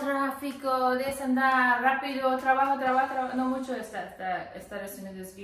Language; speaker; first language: Spanish; non-native, learner; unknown